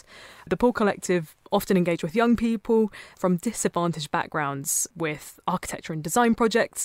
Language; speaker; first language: English; native; English